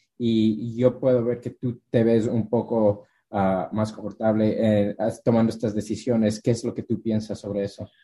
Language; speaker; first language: Spanish; early bilingual, heritage; Spanish